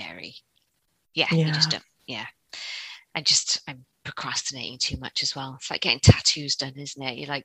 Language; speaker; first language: English; native; English